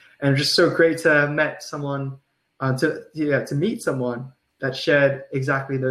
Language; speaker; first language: English; non-native, local second language; Cantonese